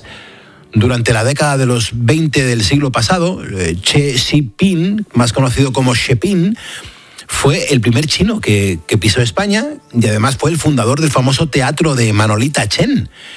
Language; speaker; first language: Spanish; native; Spanish